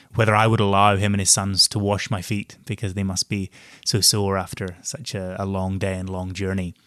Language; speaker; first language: English; native; English